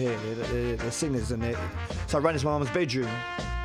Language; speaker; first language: English; native; English